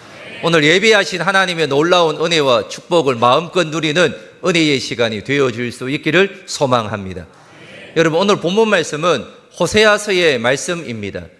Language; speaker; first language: Korean; native; Korean